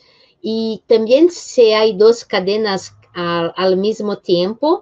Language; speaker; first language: Spanish; non-native, fluent; Portuguese